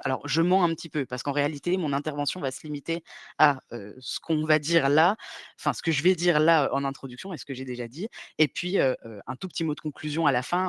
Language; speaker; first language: French; native; French